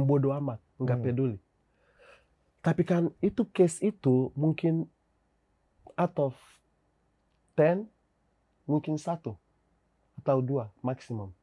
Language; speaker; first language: Indonesian; non-native, fluent; English